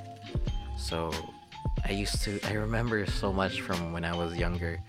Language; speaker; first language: English; non-native, local second language; Filipino